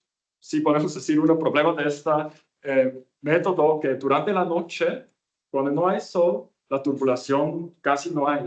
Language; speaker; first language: Spanish; non-native, fluent; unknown